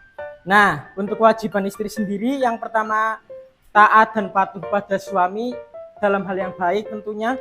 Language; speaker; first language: Indonesian; native; Indonesian